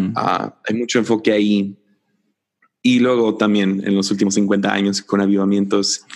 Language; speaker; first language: Spanish; native; Spanish